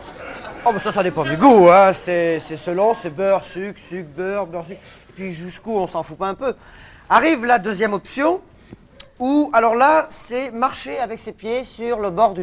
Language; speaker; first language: French; native; French